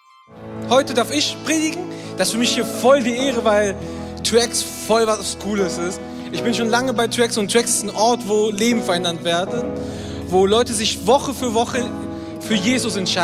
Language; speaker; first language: German; native; German